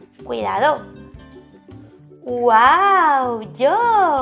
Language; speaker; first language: Spanish; native; Spanish